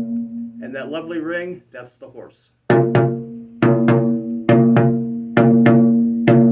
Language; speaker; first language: English; native; English